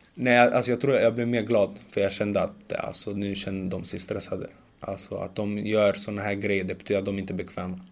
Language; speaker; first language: Swedish; early bilingual, other home language; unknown